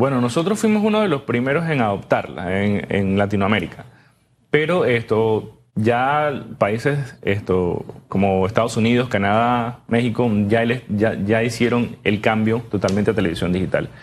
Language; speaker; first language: Spanish; native; Spanish